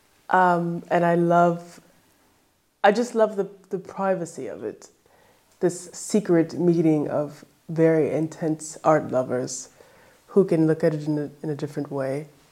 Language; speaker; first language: English; native; English